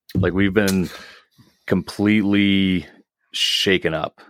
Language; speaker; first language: English; native; English